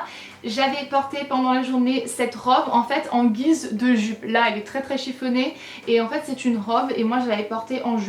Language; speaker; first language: French; native; French